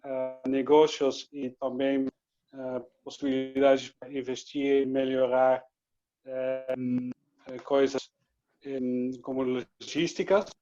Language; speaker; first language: Portuguese; non-native, learner; Dutch